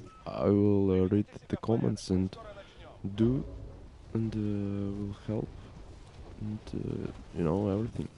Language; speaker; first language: English; non-native, learner; Ukrainian